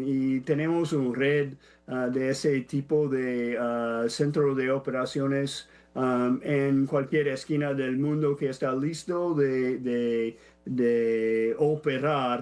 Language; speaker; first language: Spanish; non-native, fluent; English